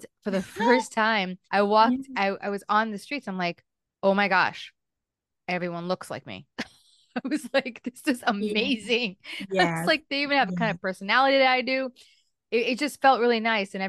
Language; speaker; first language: English; native; English